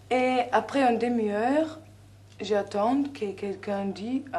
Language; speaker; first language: French; non-native, fluent; German